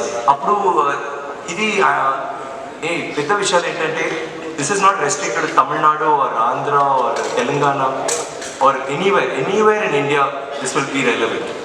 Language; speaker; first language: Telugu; non-native, fluent; Tamil